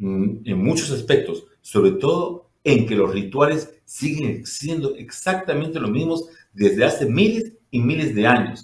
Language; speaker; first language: Spanish; native; Spanish